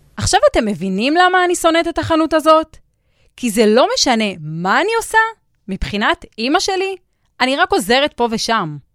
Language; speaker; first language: Hebrew; native; Hebrew